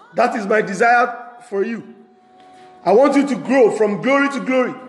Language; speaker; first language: English; non-native, local second language; Yoruba